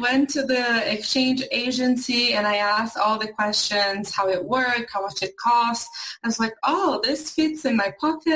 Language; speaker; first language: English; non-native, fluent; Portuguese